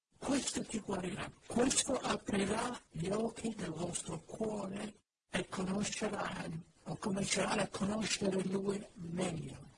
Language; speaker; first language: Italian; non-native, fluent; English